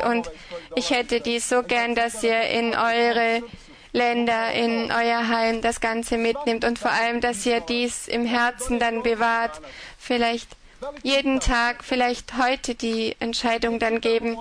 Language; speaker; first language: German; non-native, fluent; Croatian